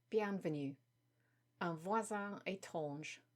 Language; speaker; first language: French; non-native, learner; English